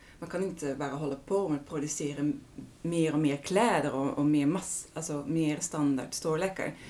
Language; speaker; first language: Swedish; non-native, fluent; Dutch